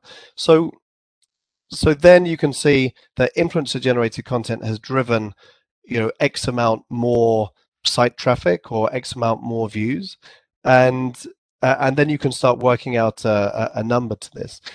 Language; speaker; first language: English; native; English